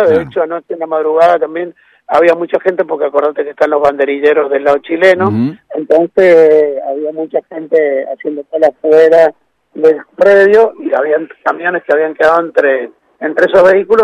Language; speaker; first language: Spanish; native; Spanish